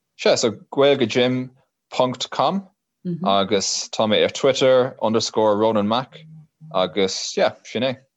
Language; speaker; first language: Irish; native; Irish